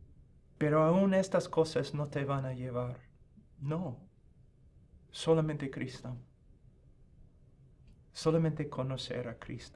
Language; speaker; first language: Spanish; non-native, fluent; English